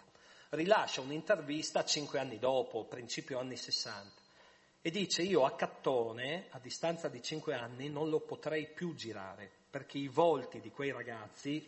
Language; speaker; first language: Italian; native; Italian